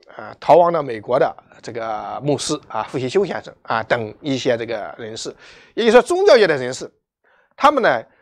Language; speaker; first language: Chinese; native; Chinese